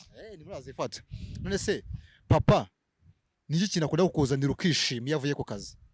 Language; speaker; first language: Kinyarwanda; native; Kinyarwanda